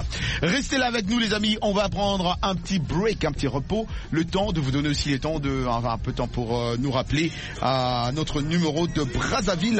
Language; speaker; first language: French; non-native, local second language; Lingala